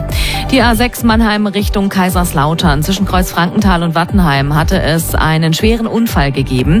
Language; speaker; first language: German; native; German